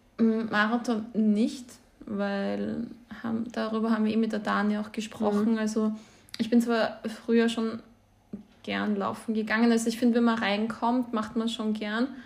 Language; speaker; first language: German; early bilingual, other home language; Croatian